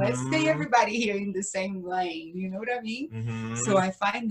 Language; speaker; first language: English; non-native, fluent; Portuguese